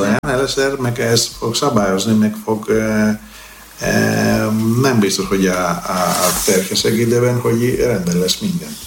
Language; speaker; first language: Hungarian; non-native, fluent; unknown